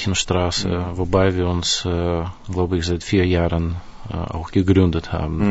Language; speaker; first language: German; non-native, fluent; Russian